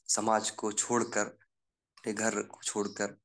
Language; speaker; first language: Hindi; native; Hindi